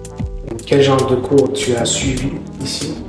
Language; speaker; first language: French; non-native, fluent; Uzbek